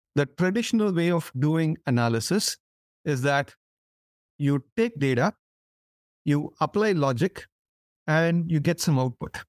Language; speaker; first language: English; non-native, local second language; Tamil